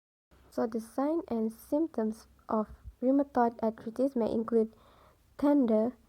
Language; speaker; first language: English; non-native, local second language; Malay